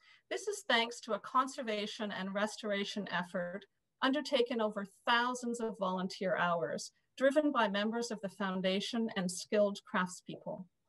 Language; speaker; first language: English; native; English